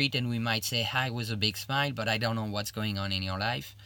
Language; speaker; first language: English; non-native, fluent; French